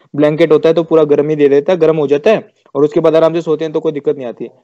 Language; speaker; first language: Hindi; native; Hindi